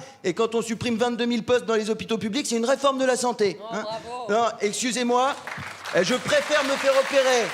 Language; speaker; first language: French; native; French